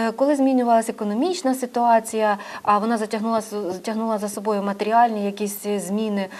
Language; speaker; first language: Ukrainian; native; Ukrainian